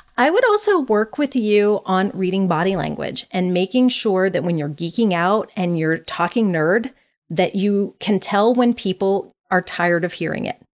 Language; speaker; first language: English; native; English